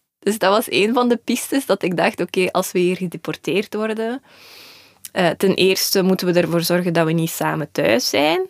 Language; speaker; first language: Dutch; early bilingual, other home language; Russian